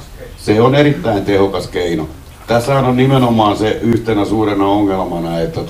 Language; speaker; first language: Finnish; native; Finnish